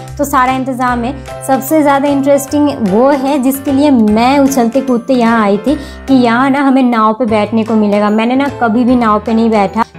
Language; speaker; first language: Hindi; non-native, local second language; Bangla